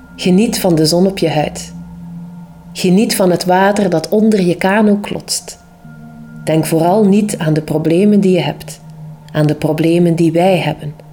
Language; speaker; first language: Dutch; native; Dutch